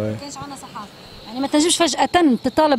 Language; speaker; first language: Arabic; native; Arabic